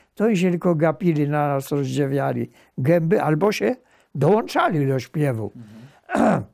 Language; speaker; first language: Polish; native; Polish